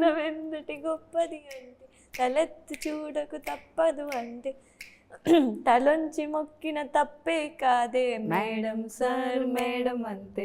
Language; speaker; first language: Telugu; native; Telugu